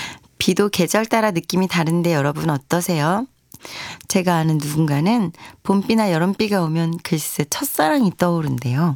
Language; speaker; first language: Korean; native; Korean